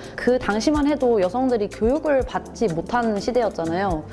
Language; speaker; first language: Korean; native; Korean